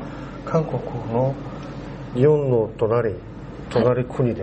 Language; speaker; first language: Japanese; non-native, learner; Korean